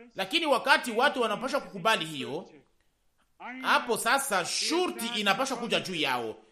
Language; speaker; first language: Swahili; native; Swahili